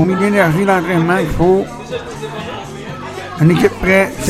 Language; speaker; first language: French; native; French